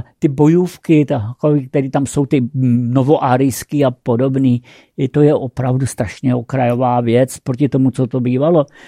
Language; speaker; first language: Czech; native; Czech